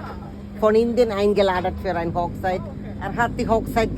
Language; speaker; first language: German; non-native, learner; Malayalam